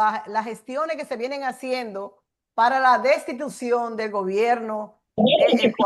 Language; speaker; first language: Spanish; native; Spanish